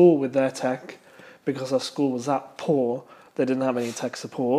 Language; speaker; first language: English; native; English